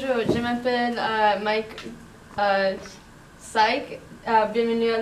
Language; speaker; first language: French; non-native, learner; English